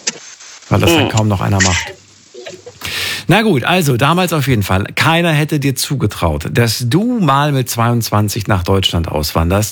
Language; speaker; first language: German; native; German